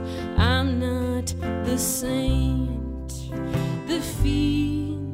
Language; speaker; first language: English; native; English